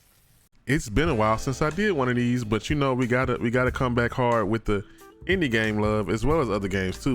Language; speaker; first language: English; native; English